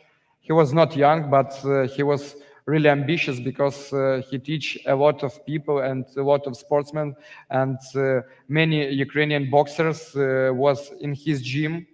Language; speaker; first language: English; non-native, learner; Ukrainian